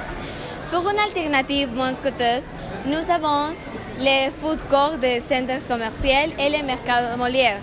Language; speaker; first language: French; non-native, learner; Spanish